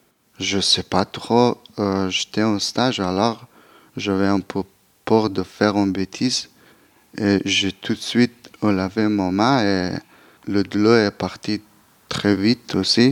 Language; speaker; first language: French; non-native, learner; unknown